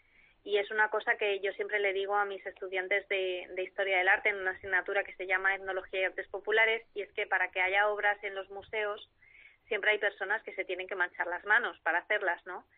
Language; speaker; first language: Spanish; native; Spanish